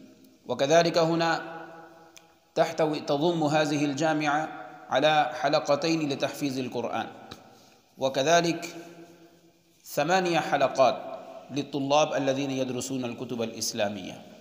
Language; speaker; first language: Arabic; non-native, fluent; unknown